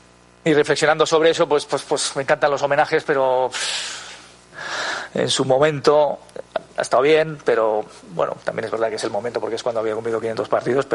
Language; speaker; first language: Spanish; native; Spanish